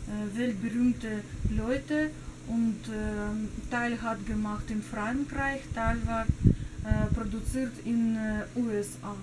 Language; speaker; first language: German; non-native, learner; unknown